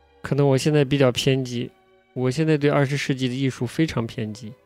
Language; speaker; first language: Chinese; native; Chinese